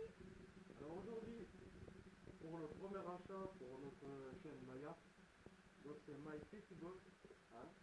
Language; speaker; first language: French; native; French